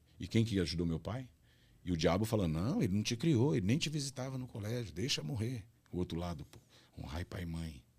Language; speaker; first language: Portuguese; native; Portuguese